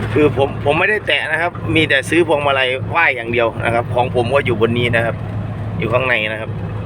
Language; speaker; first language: Thai; non-native, local second language; Northeastern Thai